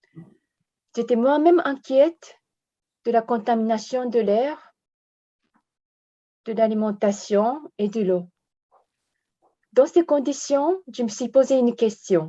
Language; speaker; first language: French; non-native, fluent; Japanese